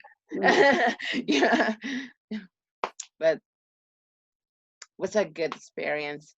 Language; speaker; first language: English; non-native, learner; Spanish